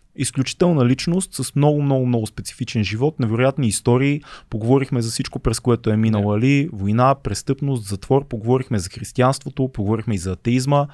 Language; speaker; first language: Bulgarian; native; Bulgarian